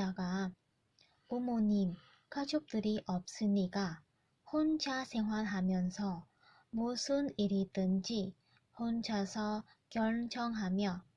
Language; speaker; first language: Korean; non-native, learner; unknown